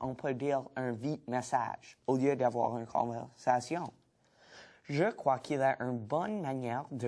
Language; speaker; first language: French; non-native, learner; English